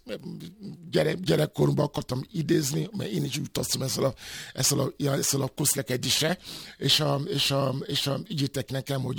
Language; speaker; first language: Hungarian; non-native, fluent; Yoruba